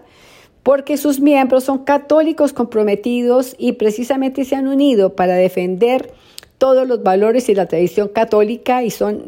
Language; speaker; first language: Spanish; native; Spanish